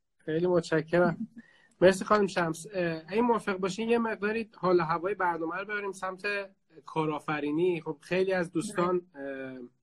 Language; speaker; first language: Persian; native; Persian